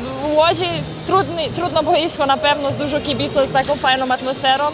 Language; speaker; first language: Polish; non-native, learner; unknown